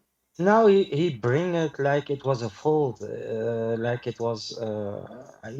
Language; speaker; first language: English; non-native, learner; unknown